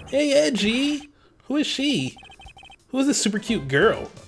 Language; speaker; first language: English; native; English